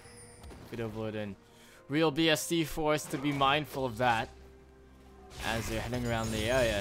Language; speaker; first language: English; native; English